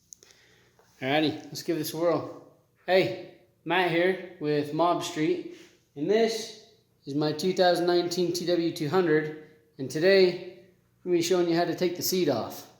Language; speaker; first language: English; native; English